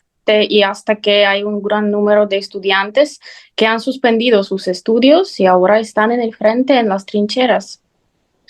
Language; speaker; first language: Spanish; non-native, fluent; Ukrainian